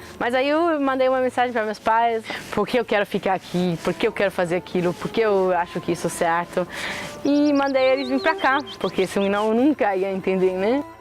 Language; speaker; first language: Portuguese; non-native, fluent; German